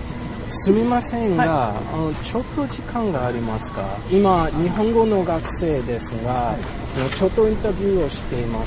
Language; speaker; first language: Japanese; non-native, learner; English